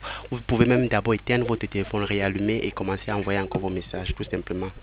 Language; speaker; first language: French; native; French